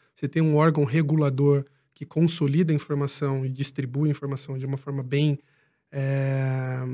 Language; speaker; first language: Portuguese; native; Portuguese